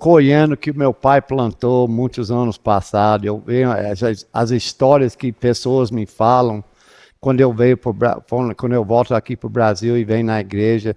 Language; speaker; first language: Portuguese; non-native, fluent; English